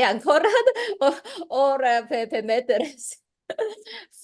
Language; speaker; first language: Italian; non-native, learner; Chinese